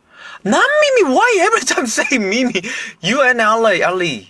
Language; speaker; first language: English; non-native, learner; Korean